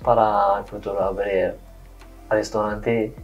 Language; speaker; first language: Spanish; non-native, learner; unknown